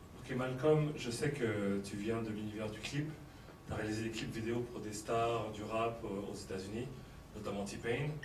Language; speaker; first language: French; native; French